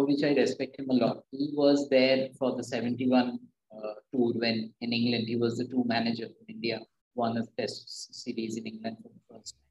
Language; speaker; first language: English; non-native, local second language; Bangla